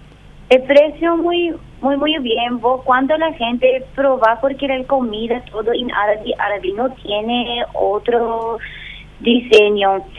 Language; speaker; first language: Spanish; non-native, learner; Arabic